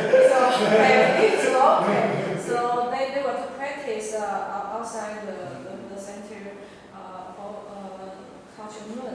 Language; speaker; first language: English; non-native, learner; Chinese